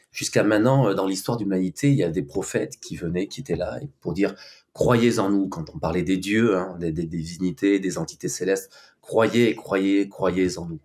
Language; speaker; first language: French; native; French